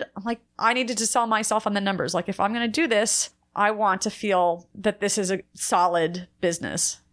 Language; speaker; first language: English; native; English